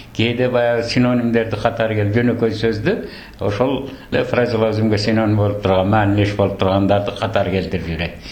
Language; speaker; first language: Kyrgyz; native; Kyrgyz